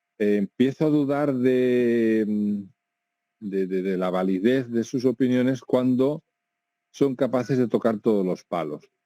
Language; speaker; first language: Spanish; non-native, local second language; Catalan